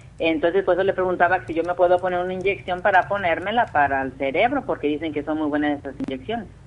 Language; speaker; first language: Spanish; native; Spanish